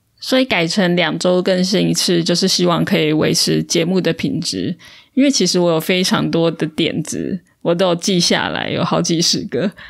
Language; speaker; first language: Chinese; native; Chinese